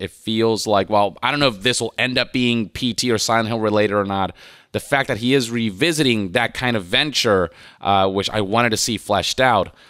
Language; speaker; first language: English; native; English